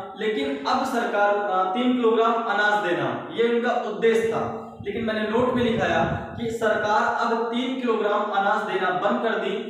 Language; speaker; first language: Hindi; native; Hindi